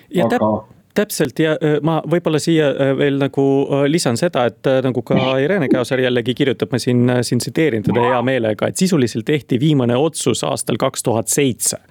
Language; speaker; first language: Estonian; non-native, local second language; Russian